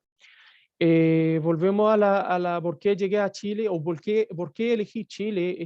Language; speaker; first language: Spanish; non-native, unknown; Arabic